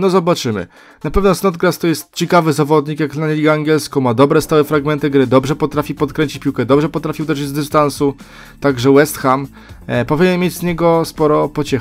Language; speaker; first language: Polish; native; Polish